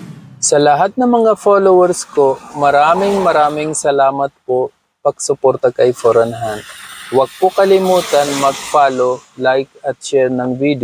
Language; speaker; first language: Filipino; non-native, learner; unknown